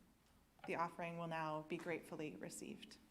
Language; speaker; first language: English; native; English